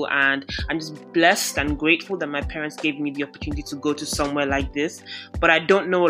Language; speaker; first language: English; non-native, local second language; Yoruba